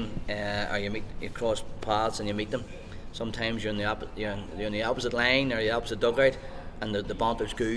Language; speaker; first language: English; native; English